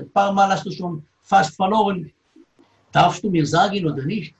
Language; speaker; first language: German; non-native, learner; Hebrew